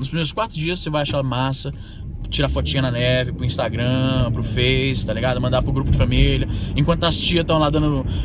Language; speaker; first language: Portuguese; native; Portuguese